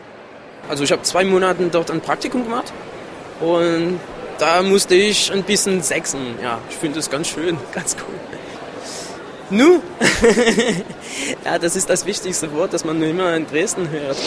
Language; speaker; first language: German; non-native, fluent; French